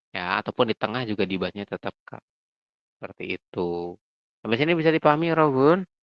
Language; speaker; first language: Indonesian; native; Indonesian